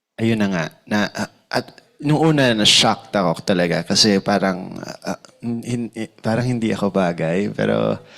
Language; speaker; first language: Filipino; native; Filipino